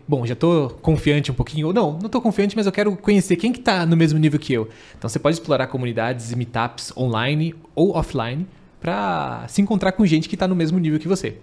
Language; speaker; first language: Portuguese; native; Portuguese